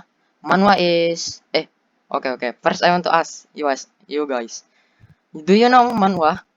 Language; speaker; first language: English; non-native, learner; Indonesian